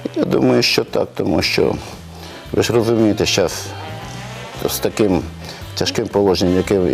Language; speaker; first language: Ukrainian; native; Ukrainian